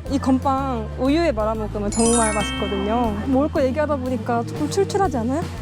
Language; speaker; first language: Korean; native; Korean